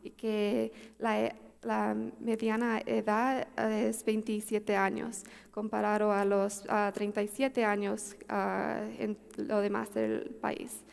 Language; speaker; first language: Spanish; early bilingual, heritage; Spanish